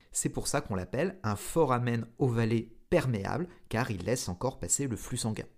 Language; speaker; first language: French; native; French